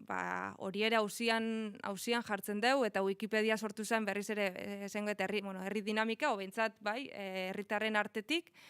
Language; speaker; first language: Basque; native; Basque